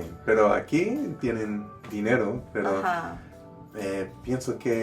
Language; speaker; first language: Spanish; non-native, learner; English